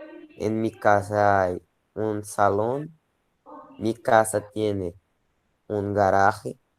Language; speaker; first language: Spanish; non-native, learner; Portuguese